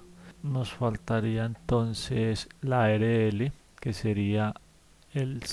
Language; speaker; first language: Spanish; native; Spanish